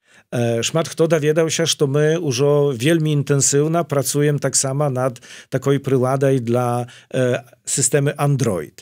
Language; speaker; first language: Polish; non-native, learner; Belarusian